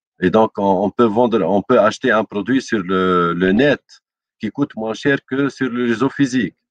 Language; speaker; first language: French; non-native, local second language; Arabic